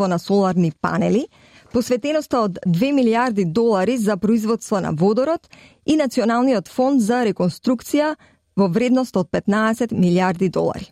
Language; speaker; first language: Macedonian; native; Macedonian